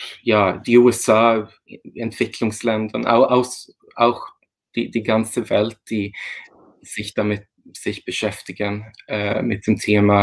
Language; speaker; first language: German; non-native, fluent; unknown